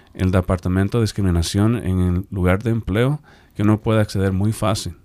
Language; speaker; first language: Spanish; non-native, fluent; English